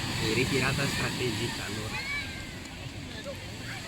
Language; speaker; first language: Italian; native; Italian